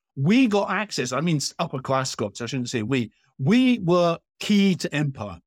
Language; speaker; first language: English; native; English